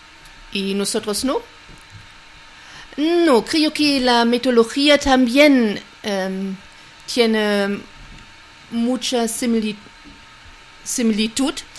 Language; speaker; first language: Spanish; non-native, fluent; German